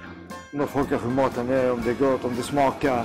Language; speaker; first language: Swedish; non-native, fluent; Greek